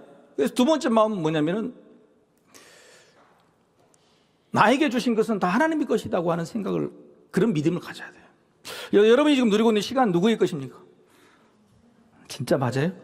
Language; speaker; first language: Korean; native; Korean